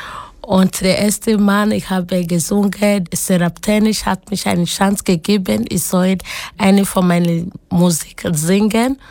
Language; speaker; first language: German; non-native, learner; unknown